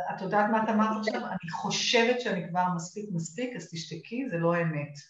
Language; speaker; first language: Hebrew; native; Hebrew